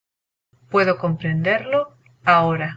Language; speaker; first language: Spanish; non-native, learner; English